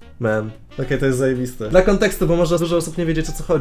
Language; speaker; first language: Polish; native; Polish